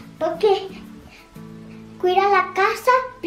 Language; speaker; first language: Spanish; early bilingual, other home language; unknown